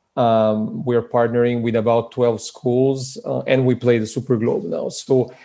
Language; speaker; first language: English; early bilingual, other home language; Serbian